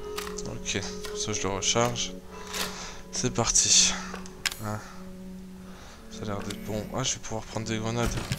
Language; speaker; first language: French; native; French